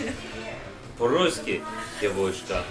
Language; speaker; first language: Russian; non-native, learner; English